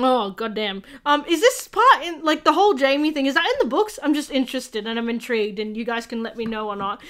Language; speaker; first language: English; native; English